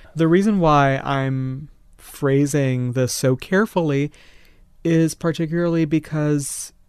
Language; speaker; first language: English; native; English